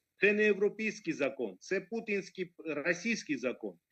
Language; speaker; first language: Ukrainian; non-native, fluent; Georgian